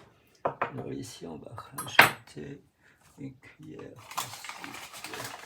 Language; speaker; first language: French; non-native, fluent; Russian